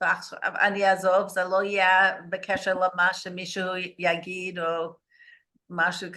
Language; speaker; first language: Hebrew; non-native, learner; English